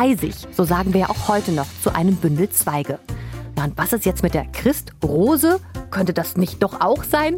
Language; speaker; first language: German; native; German